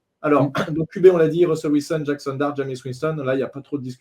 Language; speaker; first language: French; native; French